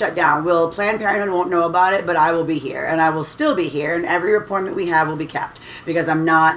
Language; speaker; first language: English; native; English